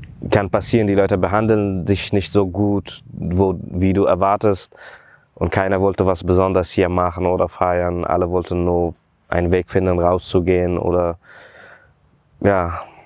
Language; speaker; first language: German; non-native, fluent; Persian